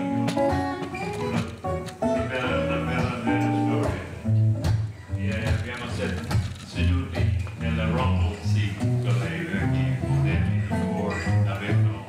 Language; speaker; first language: Italian; non-native, learner; English